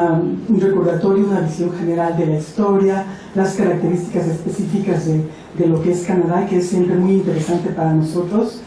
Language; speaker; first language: Spanish; native; Spanish